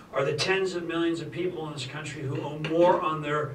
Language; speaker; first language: English; native; English